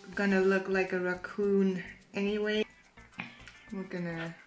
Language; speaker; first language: English; non-native, fluent; German